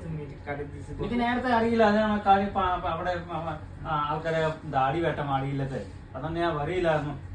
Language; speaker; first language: Malayalam; non-native, learner; Hindi